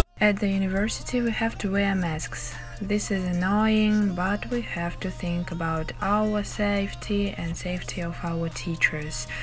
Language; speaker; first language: English; non-native, fluent; Russian